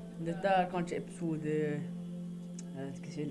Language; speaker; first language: Norwegian; early bilingual, other home language; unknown